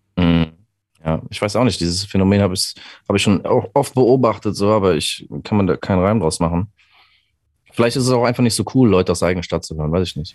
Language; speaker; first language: German; early bilingual, other home language; English